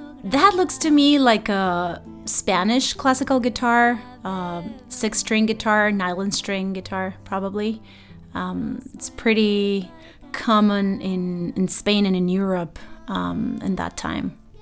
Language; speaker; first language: English; non-native, fluent; Spanish